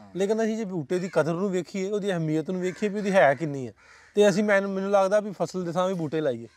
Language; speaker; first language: Punjabi; native; Punjabi